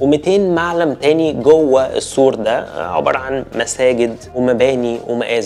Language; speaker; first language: Arabic; native; Arabic